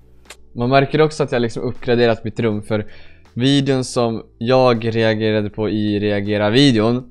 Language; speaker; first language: Swedish; native; Swedish